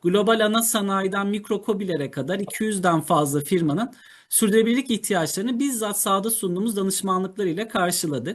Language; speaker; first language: Turkish; native; Turkish